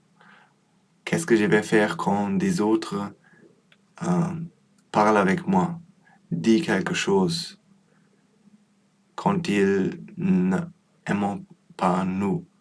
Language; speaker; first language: French; non-native, learner; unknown